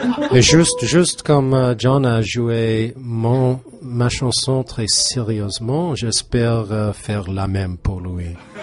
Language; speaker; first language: French; non-native, learner; English